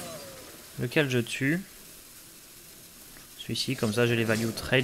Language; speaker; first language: French; native; French